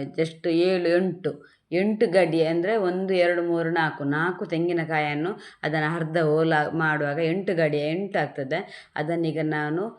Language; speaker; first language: Kannada; non-native, local second language; Tulu